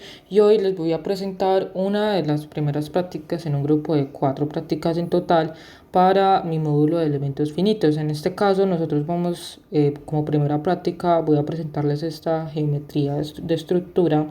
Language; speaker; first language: Spanish; native; Spanish